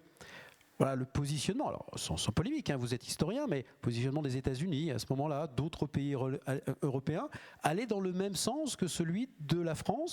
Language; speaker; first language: French; native; French